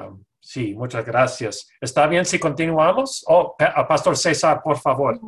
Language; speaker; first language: Spanish; non-native, fluent; English